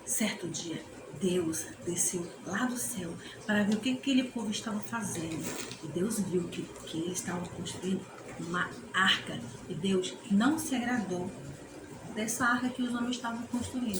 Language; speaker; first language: Portuguese; native; Portuguese